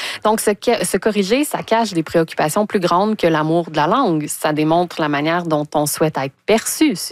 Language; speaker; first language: French; native; French